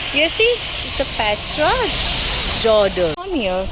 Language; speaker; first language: English; non-native, learner; Hindi